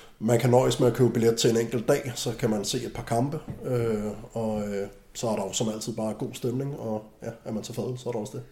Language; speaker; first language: Danish; native; Danish